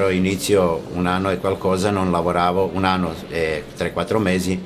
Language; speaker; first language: Italian; non-native, fluent; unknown